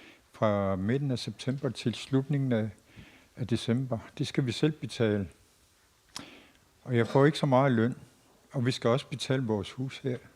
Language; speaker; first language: Danish; non-native, local second language; Kalaallisut